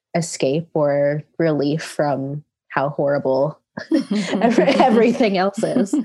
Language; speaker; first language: English; native; English